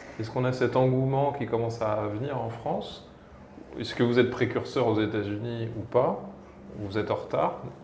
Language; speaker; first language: French; native; French